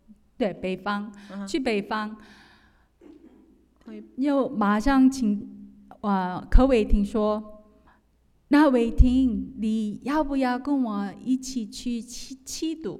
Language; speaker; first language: Chinese; non-native, fluent; Korean